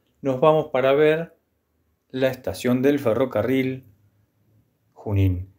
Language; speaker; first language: Spanish; native; Spanish